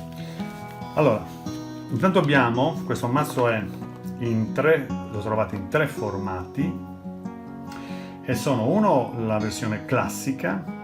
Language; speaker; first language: Italian; native; Italian